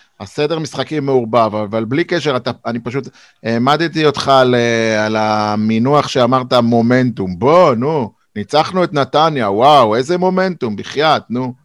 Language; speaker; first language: Hebrew; native; Hebrew